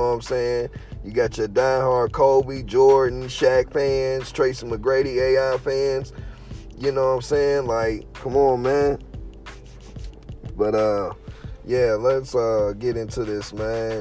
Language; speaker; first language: English; native; English